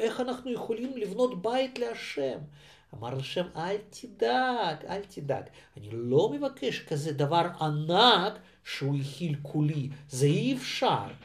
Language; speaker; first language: Hebrew; non-native, fluent; Russian